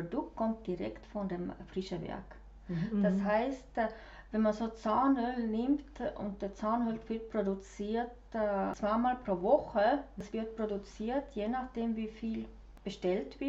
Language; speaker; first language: German; non-native, fluent; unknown